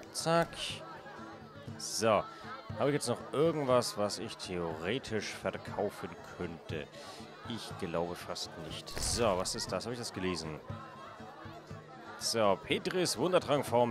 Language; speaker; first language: German; native; German